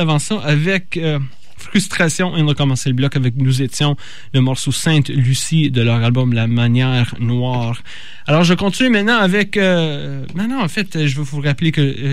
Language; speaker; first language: French; native; French